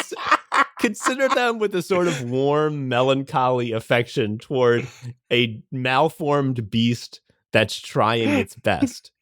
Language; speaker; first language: English; native; English